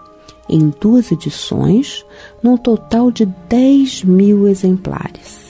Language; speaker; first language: Portuguese; native; Portuguese